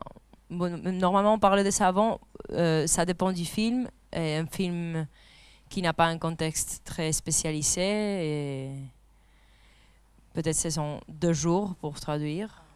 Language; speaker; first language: French; non-native, fluent; Spanish